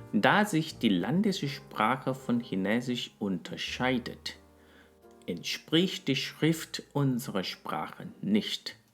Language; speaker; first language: German; non-native, fluent; Korean